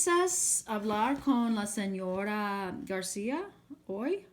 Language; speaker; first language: Spanish; non-native, fluent; English